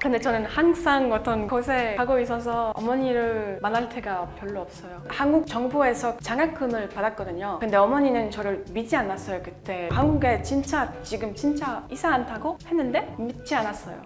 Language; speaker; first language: Korean; non-native, fluent; French